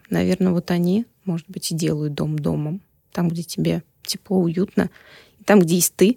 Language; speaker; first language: Russian; native; Russian